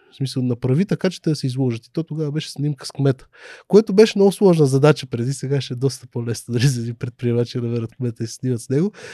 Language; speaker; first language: Bulgarian; native; Bulgarian